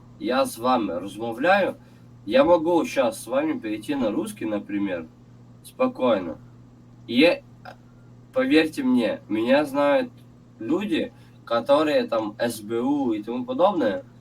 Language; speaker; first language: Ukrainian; non-native, local second language; Russian